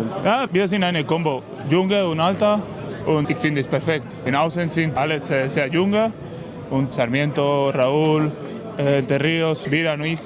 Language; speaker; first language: German; non-native, learner; Spanish